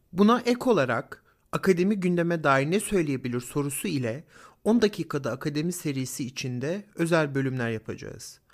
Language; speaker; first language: Turkish; native; Turkish